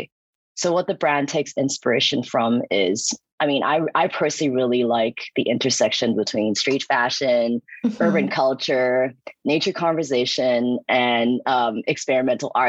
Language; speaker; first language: English; non-native, local second language; Cantonese